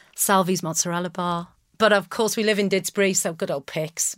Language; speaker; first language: English; native; English